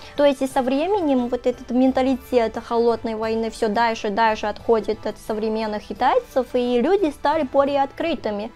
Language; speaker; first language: Russian; non-native, fluent; Chinese